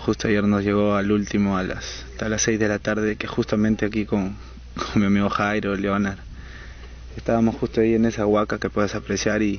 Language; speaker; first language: Spanish; native; Spanish